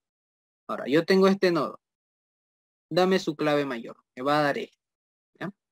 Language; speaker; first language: Spanish; native; Spanish